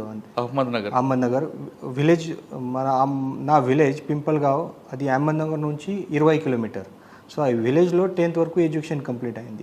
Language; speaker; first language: Telugu; non-native, fluent; Marathi